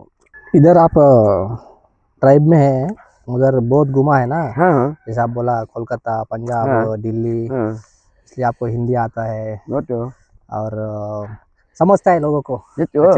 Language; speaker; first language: Hindi; non-native, local second language; Telugu